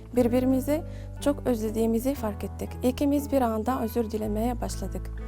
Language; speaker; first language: Turkish; non-native, learner; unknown